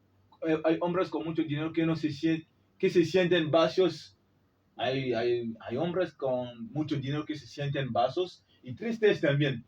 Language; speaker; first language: Spanish; non-native, learner; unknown